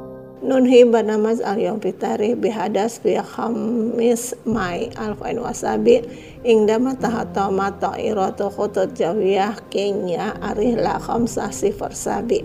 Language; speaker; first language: Arabic; non-native, learner; Indonesian